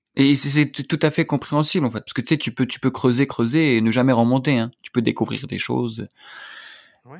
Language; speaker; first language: French; non-native, local second language; Arabic